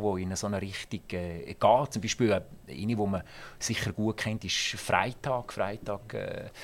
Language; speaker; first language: German; native; German